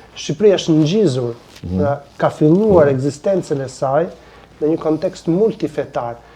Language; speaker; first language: Albanian; native; Albanian